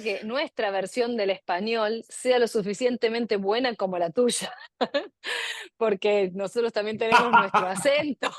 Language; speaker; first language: Spanish; native; Spanish